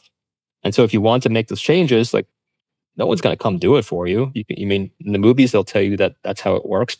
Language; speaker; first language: English; native; English